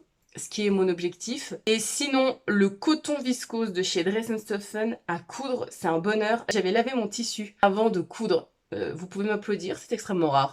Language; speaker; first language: French; native; French